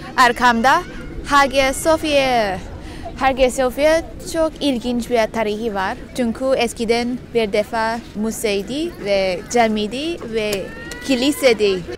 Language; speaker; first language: Turkish; non-native, learner; Thai